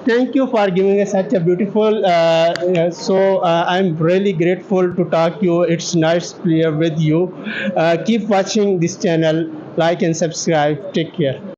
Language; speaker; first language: English; non-native, local second language; Urdu